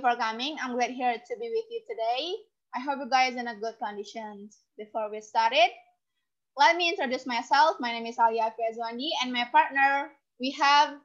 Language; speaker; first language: English; non-native, learner; Indonesian